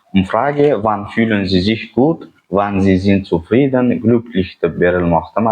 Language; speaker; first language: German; non-native, fluent; Uzbek